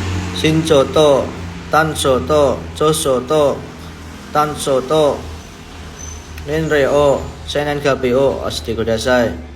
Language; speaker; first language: Japanese; non-native, learner; Indonesian